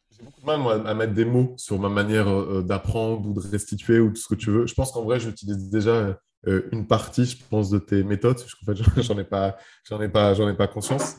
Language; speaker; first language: French; early bilingual, other home language; Arabic